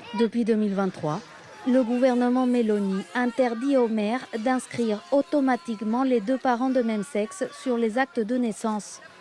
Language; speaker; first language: French; native; French